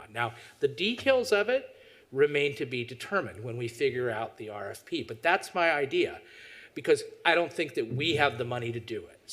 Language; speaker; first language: English; native; English